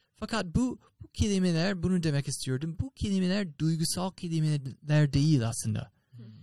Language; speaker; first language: Turkish; non-native, fluent; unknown